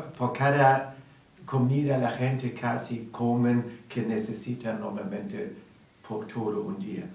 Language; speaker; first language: Spanish; non-native, learner; German